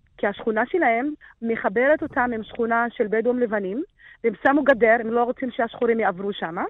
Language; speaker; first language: Hebrew; non-native, local second language; Arabic